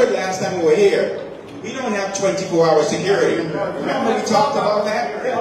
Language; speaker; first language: English; native; English